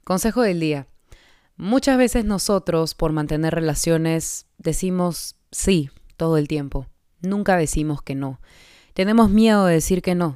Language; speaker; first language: Spanish; native; Spanish